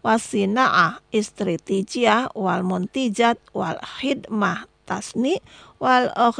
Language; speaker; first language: Arabic; non-native, fluent; Indonesian